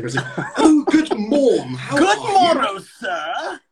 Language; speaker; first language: English; native; English